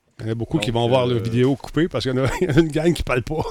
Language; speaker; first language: French; native; French